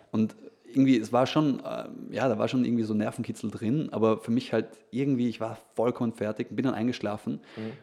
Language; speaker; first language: German; native; German